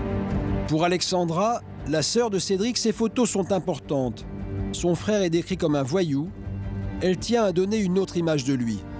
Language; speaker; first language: French; native; French